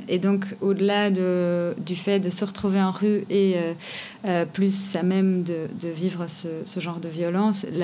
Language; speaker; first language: French; non-native, fluent; Portuguese